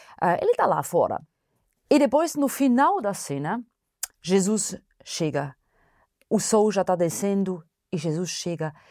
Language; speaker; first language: Portuguese; non-native, fluent; German